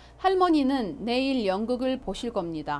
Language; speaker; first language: Korean; non-native, fluent; Arabic